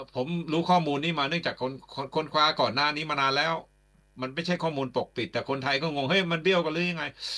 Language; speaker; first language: Thai; native; Thai